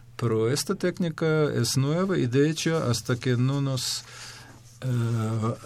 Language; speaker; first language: Spanish; non-native, fluent; Ukrainian